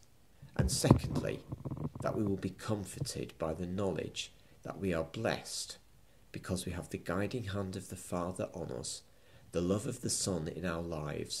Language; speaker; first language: English; native; English